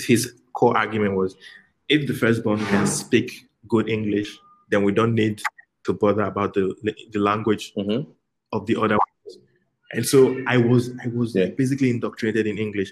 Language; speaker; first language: English; native; English